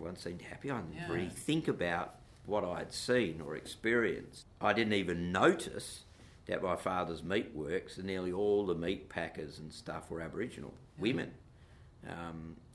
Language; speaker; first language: English; native; English